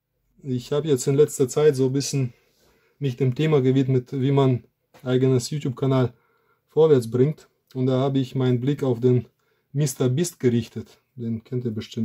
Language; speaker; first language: German; non-native, fluent; Russian